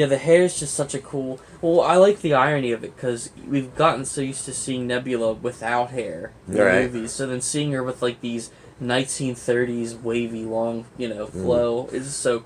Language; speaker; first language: English; native; English